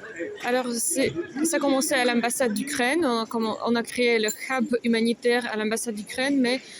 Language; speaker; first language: French; non-native, fluent; Ukrainian